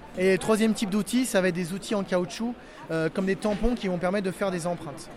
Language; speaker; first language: French; native; French